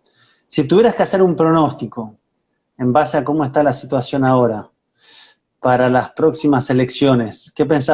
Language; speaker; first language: Spanish; native; Spanish